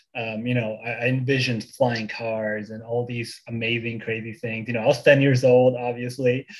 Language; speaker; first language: English; early bilingual, other home language; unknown